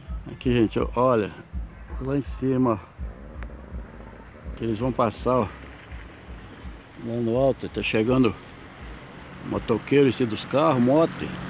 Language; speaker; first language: Portuguese; native; Portuguese